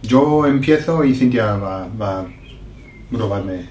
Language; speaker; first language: Spanish; non-native, fluent; English